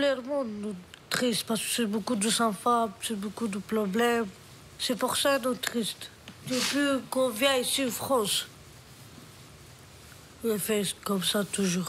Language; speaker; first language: French; non-native, learner; Romanian